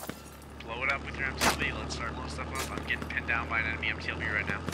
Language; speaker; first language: English; native; English